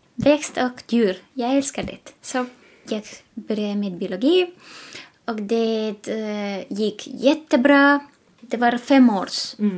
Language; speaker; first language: Swedish; non-native, fluent; Spanish